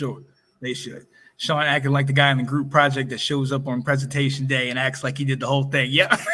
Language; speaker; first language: English; native; English